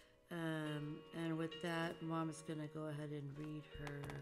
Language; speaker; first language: English; early bilingual, other home language; Portuguese